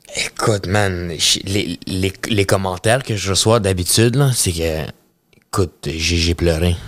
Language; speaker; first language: French; early bilingual, other home language; Russian